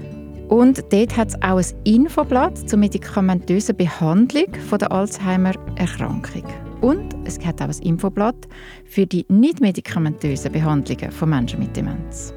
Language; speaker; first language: German; native; German